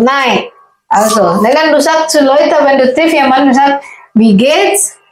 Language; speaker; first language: German; non-native, learner; Indonesian